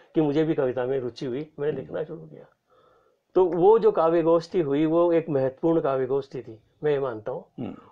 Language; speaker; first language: Hindi; native; Hindi